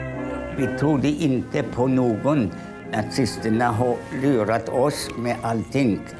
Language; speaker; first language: Swedish; non-native, fluent; Polish